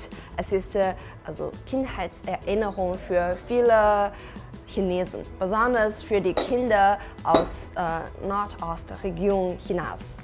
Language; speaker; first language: German; non-native, fluent; Chinese